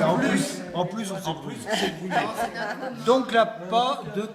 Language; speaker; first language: French; native; French